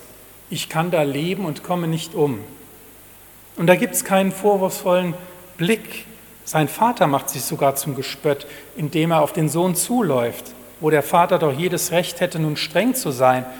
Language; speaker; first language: German; native; German